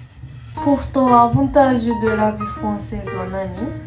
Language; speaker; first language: French; non-native, learner; Japanese